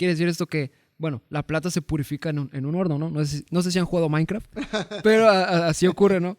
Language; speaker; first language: Spanish; native; Spanish